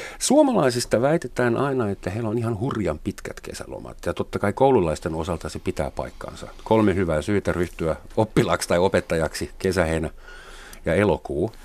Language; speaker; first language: Finnish; non-native, fluent; German